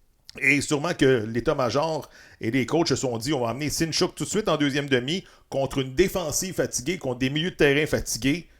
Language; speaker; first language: French; native; French